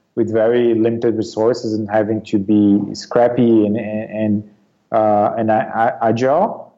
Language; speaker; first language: English; non-native, fluent; Portuguese